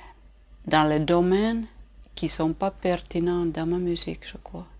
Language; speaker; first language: French; non-native, fluent; Finnish